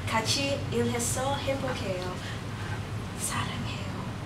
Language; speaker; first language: Korean; non-native, learner; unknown